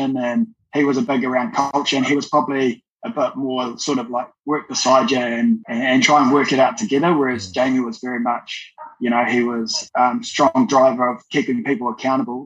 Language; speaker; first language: English; native; English